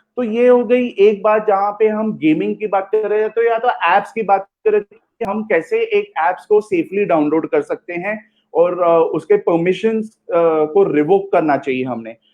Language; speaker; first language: Hindi; non-native, local second language; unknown